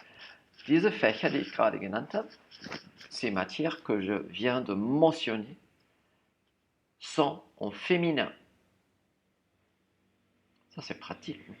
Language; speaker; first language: French; non-native, fluent; German